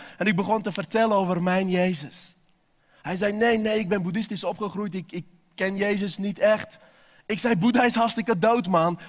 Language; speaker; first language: Dutch; non-native, fluent; Armenian